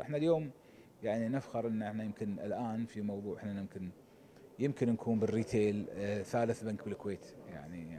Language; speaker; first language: Arabic; native; Arabic